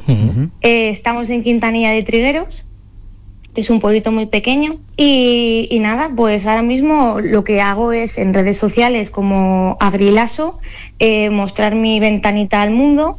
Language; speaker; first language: Spanish; native; Spanish